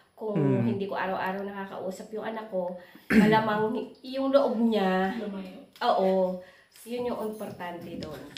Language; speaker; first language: Filipino; native; Filipino